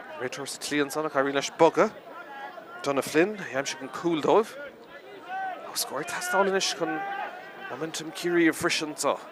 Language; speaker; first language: Irish; native; Irish